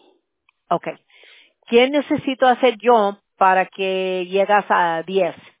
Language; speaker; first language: Spanish; early bilingual, heritage; Spanish